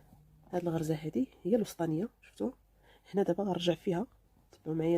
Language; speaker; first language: Arabic; native; Arabic